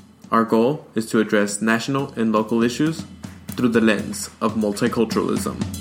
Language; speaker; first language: English; early bilingual, other home language; Spanish